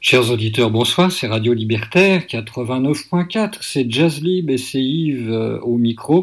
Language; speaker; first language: French; native; French